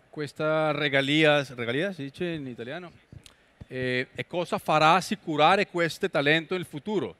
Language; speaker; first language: Italian; non-native, learner; Spanish